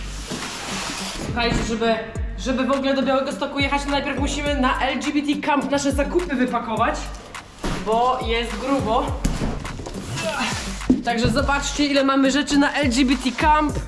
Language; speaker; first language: Polish; native; Polish